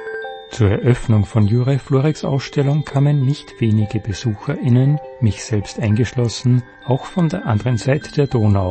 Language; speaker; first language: German; native; German